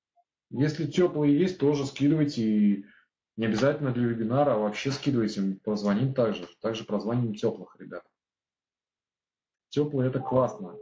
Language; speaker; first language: Russian; native; Russian